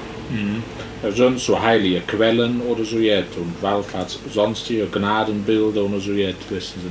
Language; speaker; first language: German; native; German